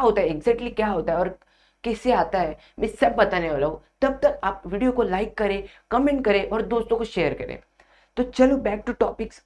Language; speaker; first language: Hindi; non-native, local second language; Marathi